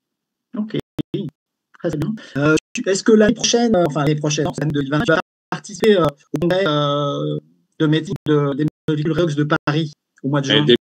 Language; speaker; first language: French; native; French